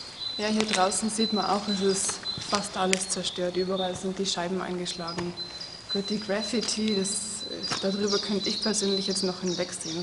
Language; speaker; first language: German; native; German